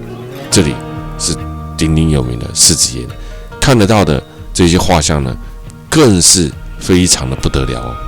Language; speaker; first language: Chinese; native; Chinese